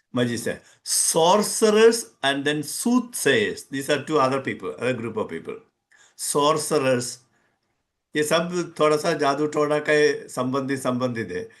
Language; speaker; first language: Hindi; non-native, local second language; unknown